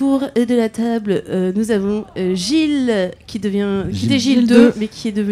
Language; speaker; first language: French; native; French